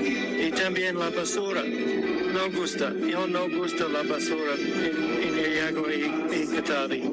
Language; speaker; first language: Spanish; non-native, learner; English